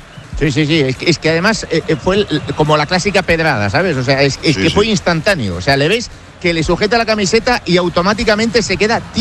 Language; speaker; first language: Spanish; native; Spanish